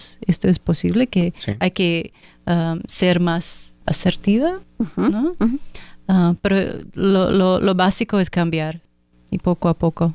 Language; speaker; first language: Spanish; non-native, fluent; English